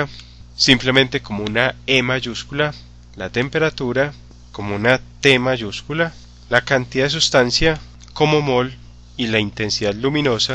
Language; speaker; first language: Spanish; native; Spanish